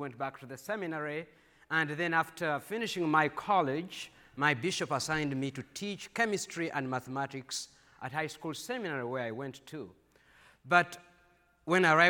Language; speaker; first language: English; non-native, local second language; Ganda